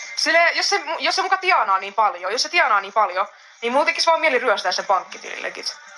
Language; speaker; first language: Finnish; native; Finnish